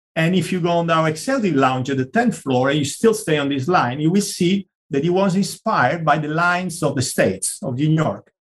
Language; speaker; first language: English; non-native, fluent; Italian